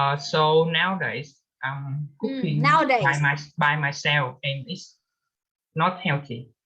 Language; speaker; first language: English; non-native, learner; Vietnamese